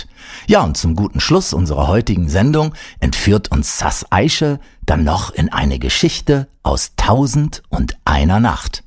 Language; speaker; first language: German; native; German